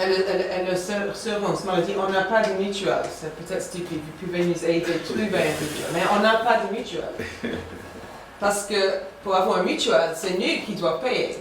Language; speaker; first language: French; non-native, fluent; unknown